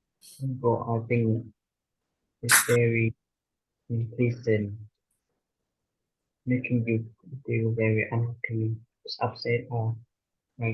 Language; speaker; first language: English; non-native, learner; Vietnamese